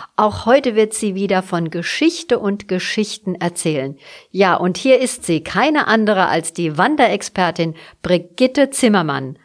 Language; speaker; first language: German; native; German